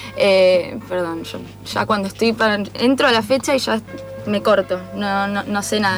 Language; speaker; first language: Spanish; native; Spanish